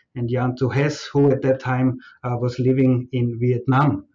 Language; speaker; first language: English; non-native, fluent; German